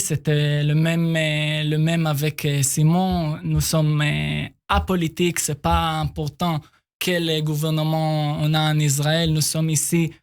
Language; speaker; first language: French; non-native, fluent; Hebrew